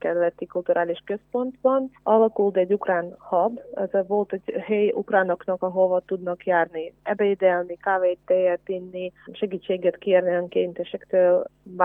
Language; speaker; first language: Hungarian; non-native, fluent; Ukrainian